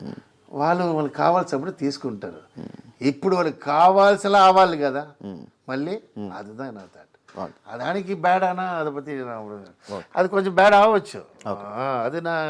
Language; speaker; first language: Telugu; non-native, learner; Tamil